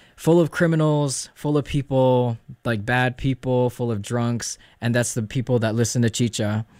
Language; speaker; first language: English; early bilingual, other home language; Spanish